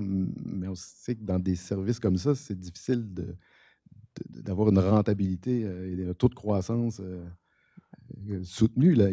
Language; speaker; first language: French; native; French